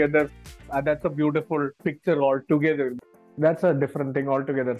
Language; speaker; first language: English; non-native, local second language; Malayalam